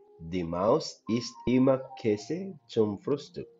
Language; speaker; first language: German; non-native, learner; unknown